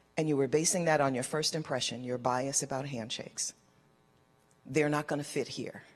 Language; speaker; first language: English; native; English